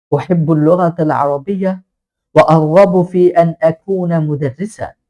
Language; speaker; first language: Arabic; non-native, fluent; Bangla